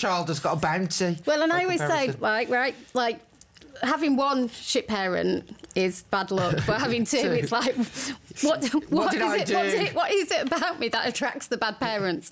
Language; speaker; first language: English; native; English